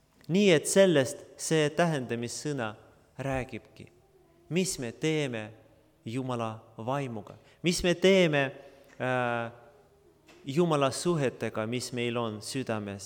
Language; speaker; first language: Estonian; non-native, local second language; Russian